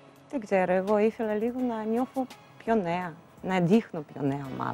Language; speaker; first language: Greek; non-native, fluent; Russian